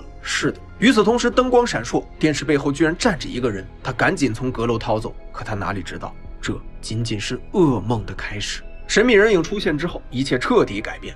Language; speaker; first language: Chinese; native; Chinese